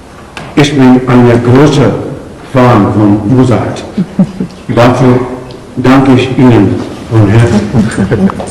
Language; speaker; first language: German; non-native, learner; Punjabi